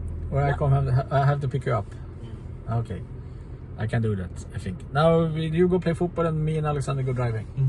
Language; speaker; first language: English; non-native, learner; Swedish